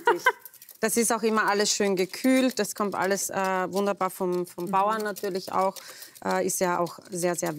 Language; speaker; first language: German; native; German